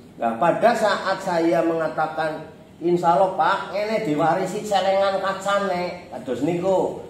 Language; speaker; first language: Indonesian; non-native, local second language; Javanese